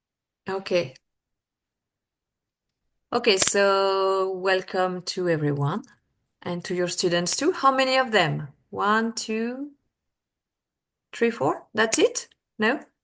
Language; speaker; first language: English; non-native, fluent; French